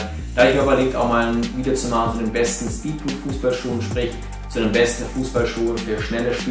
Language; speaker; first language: German; native; German